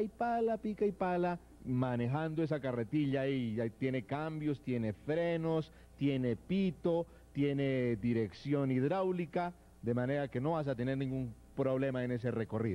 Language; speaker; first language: Spanish; native; Spanish